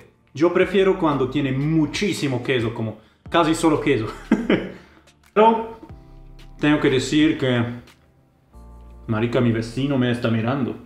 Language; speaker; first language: Spanish; non-native, fluent; German